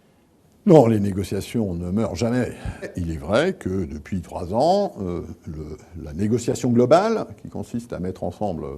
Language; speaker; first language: French; native; French